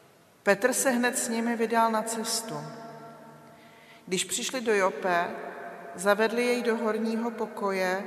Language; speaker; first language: Czech; native; Czech